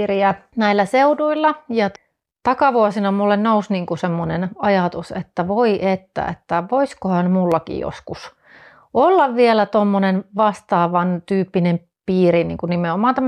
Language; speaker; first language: Finnish; native; Finnish